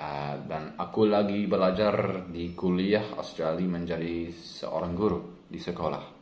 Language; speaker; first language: Indonesian; non-native, learner; English